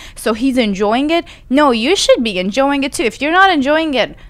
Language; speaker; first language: English; non-native, fluent; Persian